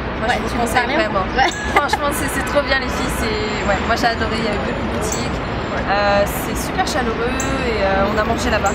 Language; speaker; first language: French; native; French